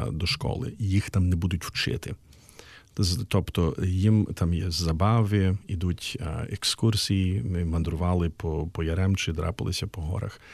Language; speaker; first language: Ukrainian; early bilingual, heritage; Ukrainian